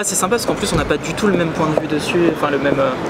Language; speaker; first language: French; native; French